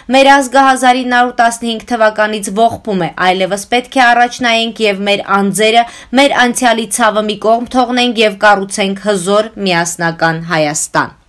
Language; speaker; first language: Armenian; native; Armenian